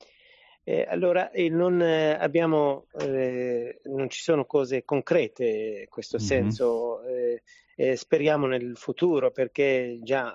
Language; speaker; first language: Italian; non-native, fluent; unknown